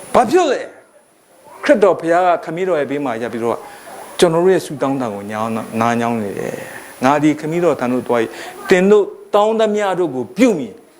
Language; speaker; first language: Burmese; non-native, local second language; Kachin